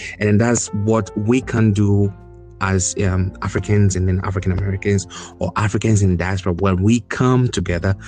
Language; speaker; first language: English; non-native, local second language; Ga